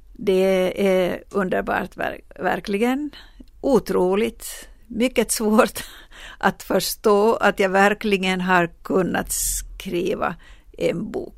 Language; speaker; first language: Swedish; non-native, local second language; Finnish